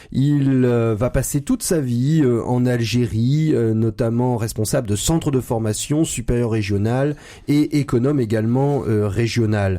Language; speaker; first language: French; native; French